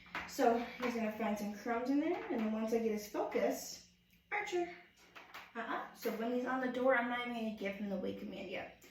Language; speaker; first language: English; native; English